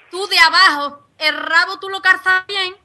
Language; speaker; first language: Spanish; native; Spanish